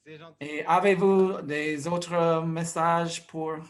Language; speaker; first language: French; non-native, fluent; English